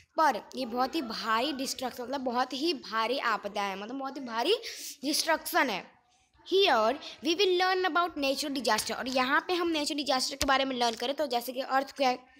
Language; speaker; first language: Hindi; non-native, local second language; Gujarati